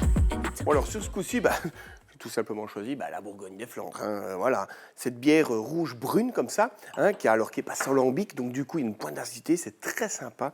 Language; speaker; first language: French; native; French